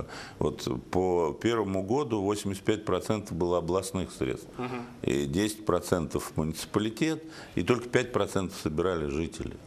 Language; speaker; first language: Russian; native; Russian